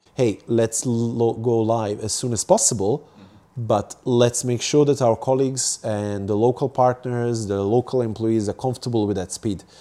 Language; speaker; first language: English; non-native, fluent; Serbian